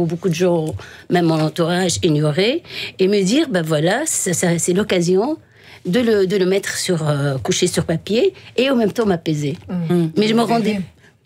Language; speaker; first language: French; non-native, local second language; Arabic